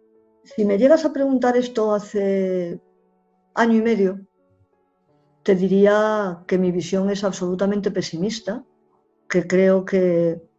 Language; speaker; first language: Spanish; native; Spanish